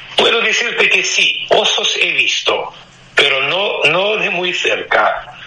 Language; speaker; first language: Spanish; non-native, fluent; Romanian